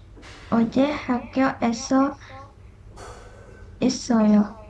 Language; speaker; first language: Korean; non-native, learner; Indonesian